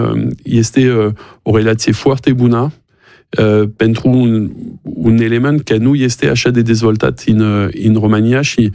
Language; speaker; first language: Romanian; non-native, learner; French